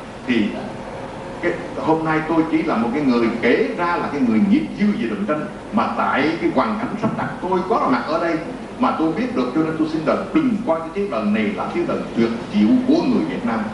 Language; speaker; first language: Vietnamese; native; Vietnamese